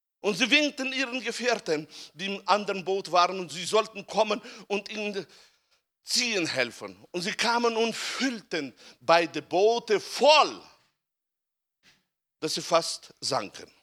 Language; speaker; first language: German; non-native, fluent; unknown